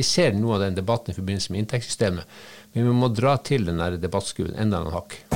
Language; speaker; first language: Norwegian; native; Norwegian